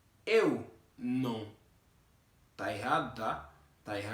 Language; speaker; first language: Portuguese; non-native, fluent; Haitian Creole